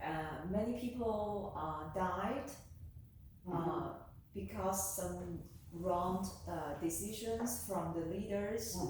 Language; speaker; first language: English; non-native, learner; Chinese